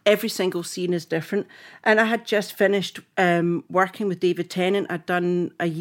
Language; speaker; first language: English; native; English